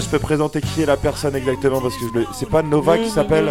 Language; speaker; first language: French; native; French